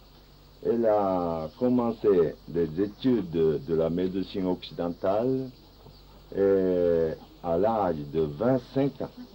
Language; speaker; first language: French; non-native, fluent; Japanese